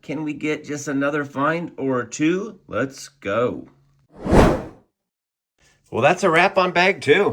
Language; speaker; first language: English; native; English